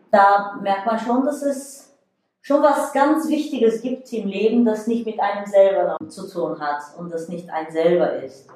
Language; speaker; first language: German; non-native, fluent; Bulgarian